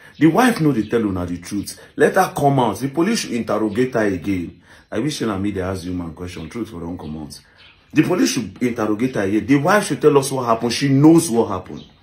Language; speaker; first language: Nigerian Pidgin; native; Nigerian Pidgin